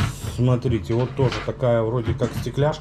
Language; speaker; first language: Russian; native; Russian